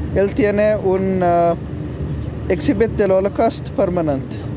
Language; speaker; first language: Spanish; non-native, learner; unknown